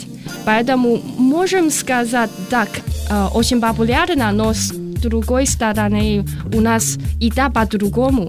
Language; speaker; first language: Russian; non-native, learner; Chinese